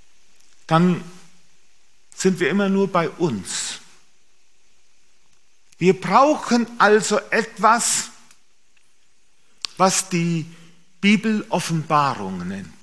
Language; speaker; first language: German; native; German